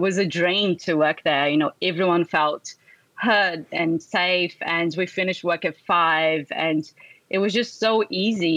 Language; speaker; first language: English; non-native, fluent; Portuguese